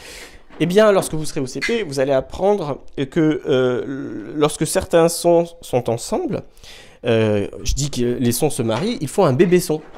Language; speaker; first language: French; native; French